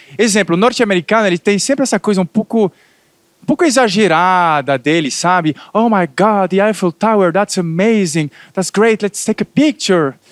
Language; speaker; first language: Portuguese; non-native, fluent; French